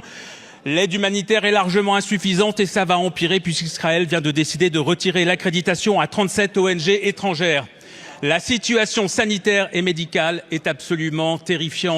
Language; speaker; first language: French; native; French